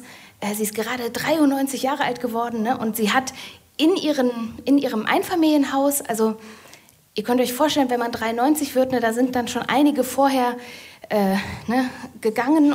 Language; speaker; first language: German; native; German